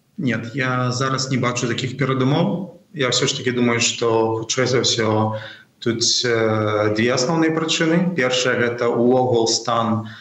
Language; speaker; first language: Belarusian; non-native, local second language; Russian